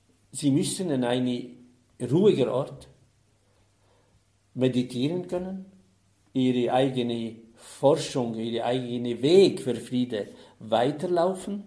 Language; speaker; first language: German; non-native, fluent; Arabic